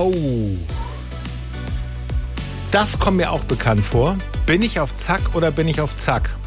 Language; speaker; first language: German; native; German